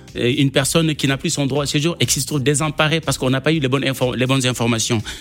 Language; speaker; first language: French; non-native, local second language; Wolof